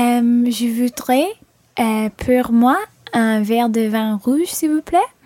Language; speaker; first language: French; non-native, learner; English